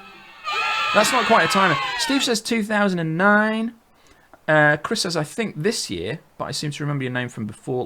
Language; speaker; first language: English; native; English